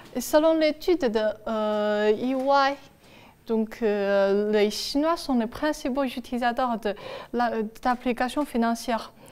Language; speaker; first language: French; non-native, fluent; Chinese